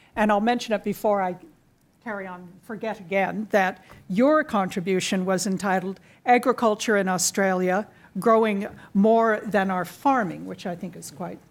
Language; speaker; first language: English; native; English